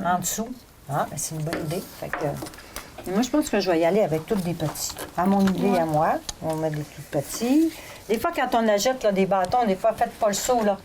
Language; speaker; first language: French; native; French